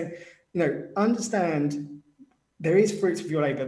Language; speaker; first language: English; native; English